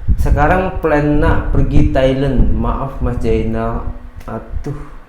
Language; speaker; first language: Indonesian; native; Indonesian